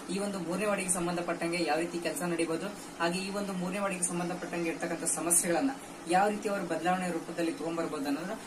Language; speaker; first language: Kannada; native; Kannada